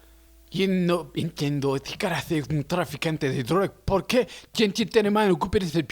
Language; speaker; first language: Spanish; non-native, learner; French